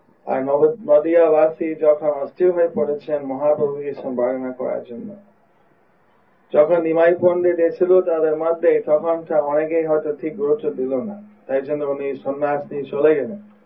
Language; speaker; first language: Bangla; non-native, fluent; English